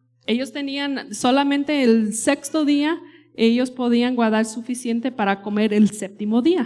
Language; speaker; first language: Spanish; non-native, fluent; English